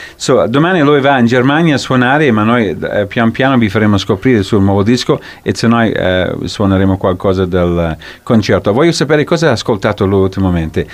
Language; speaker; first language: Italian; non-native, fluent; English